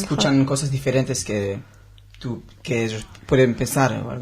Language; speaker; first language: Spanish; non-native, learner; Hebrew